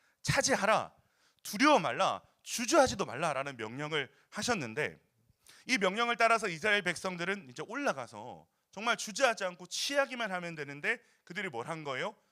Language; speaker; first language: Korean; native; Korean